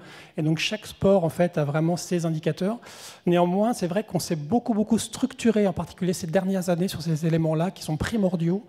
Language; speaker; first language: French; native; French